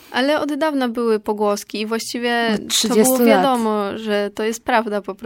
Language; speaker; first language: Polish; native; Polish